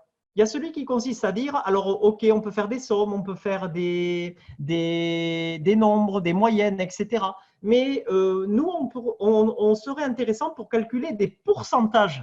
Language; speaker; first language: French; native; French